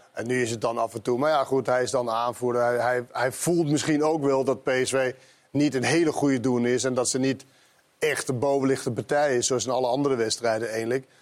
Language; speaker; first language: Dutch; native; Dutch